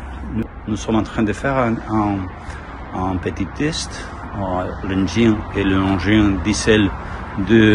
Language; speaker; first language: French; non-native, learner; Spanish